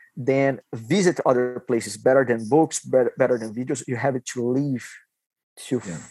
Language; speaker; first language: English; non-native, fluent; Portuguese